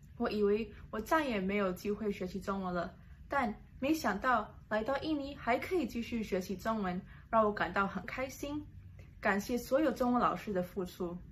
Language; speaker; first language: Chinese; non-native, local second language; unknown